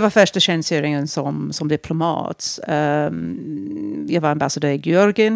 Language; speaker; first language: Swedish; non-native, fluent; English